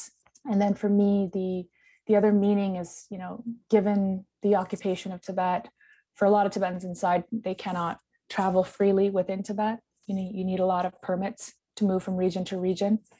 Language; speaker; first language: English; non-native, local second language; Tibetan